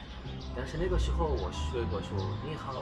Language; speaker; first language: Chinese; non-native, fluent; Arabic